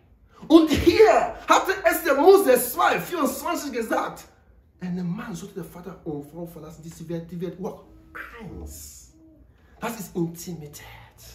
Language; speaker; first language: German; non-native, learner; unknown